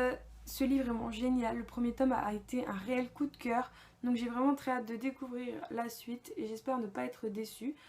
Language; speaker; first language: French; native; French